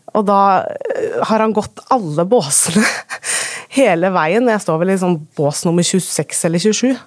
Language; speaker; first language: Norwegian; native; Norwegian